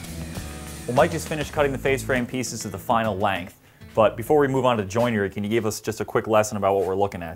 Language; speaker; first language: English; native; English